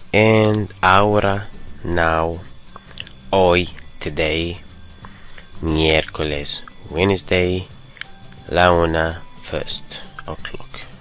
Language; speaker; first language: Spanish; non-native, fluent; Arabic